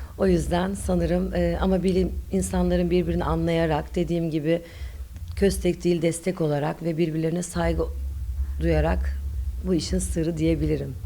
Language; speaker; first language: Turkish; early bilingual, heritage; Turkish